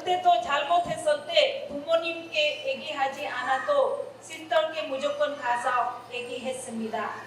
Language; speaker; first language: Korean; non-native, learner; Hindi